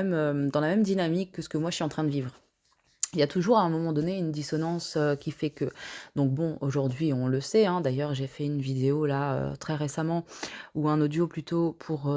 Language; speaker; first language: French; native; French